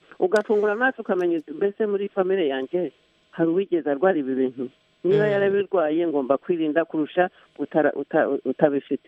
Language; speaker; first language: Kinyarwanda; early bilingual, heritage; Kinyarwanda